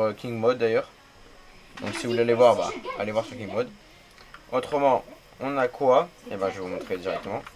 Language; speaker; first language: French; native; French